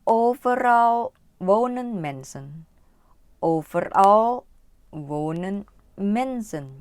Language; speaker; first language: Dutch; non-native, learner; Thai